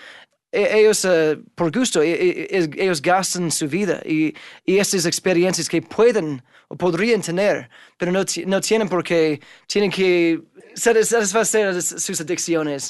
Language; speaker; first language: Spanish; non-native, fluent; English